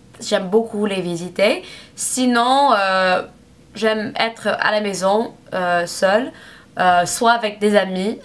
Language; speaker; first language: French; non-native, learner; English